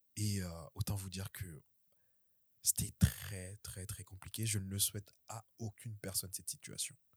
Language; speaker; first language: French; early bilingual, other home language; Haitian Creole